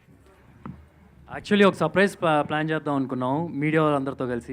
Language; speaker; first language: Telugu; native; Telugu